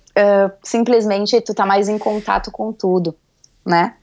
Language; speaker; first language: Portuguese; native; Portuguese